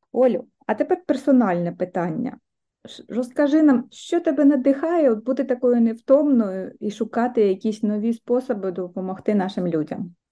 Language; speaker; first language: Ukrainian; native; Ukrainian